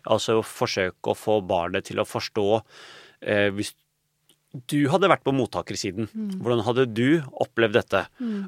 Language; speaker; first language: Norwegian; early bilingual, other home language; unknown